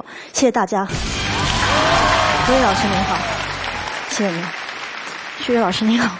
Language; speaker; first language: Chinese; native; Chinese